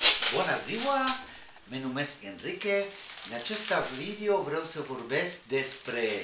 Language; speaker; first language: Romanian; non-native, learner; Spanish